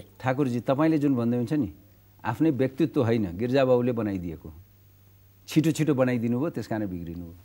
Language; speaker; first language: Nepali; native; Nepali